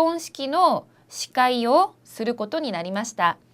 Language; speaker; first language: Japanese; non-native, fluent; Korean